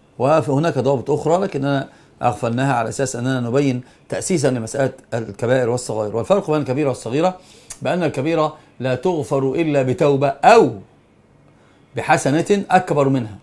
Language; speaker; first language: Arabic; native; Arabic